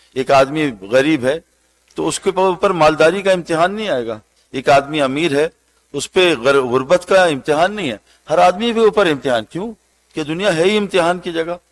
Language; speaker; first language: Urdu; native; Urdu